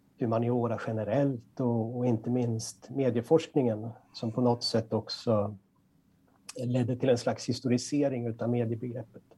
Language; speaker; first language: Swedish; native; Swedish